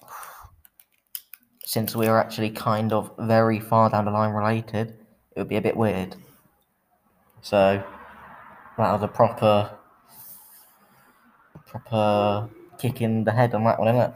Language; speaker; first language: English; native; English